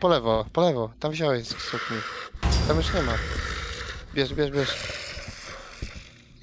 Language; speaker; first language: Polish; native; Polish